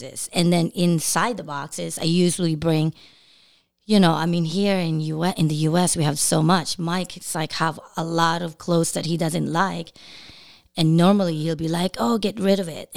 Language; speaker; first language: English; non-native, local second language; Filipino